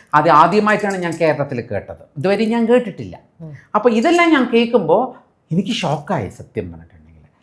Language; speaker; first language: Malayalam; early bilingual, heritage; Malayalam